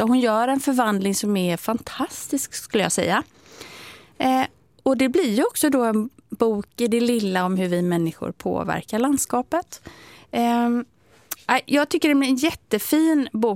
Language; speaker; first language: Swedish; native; Swedish